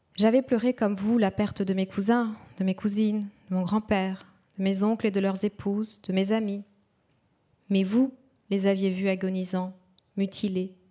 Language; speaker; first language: French; non-native, local second language; Kinyarwanda